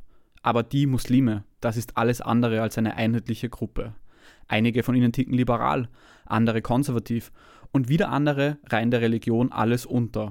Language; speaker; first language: German; native; German